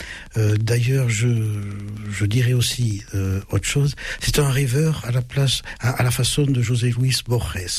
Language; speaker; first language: French; early bilingual, other home language; German